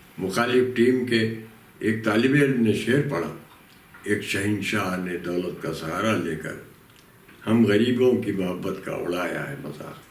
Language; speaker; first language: Urdu; native; Urdu